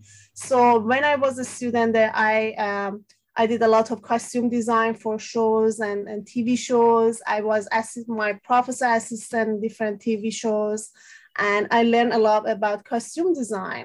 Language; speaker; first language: English; non-native, fluent; Persian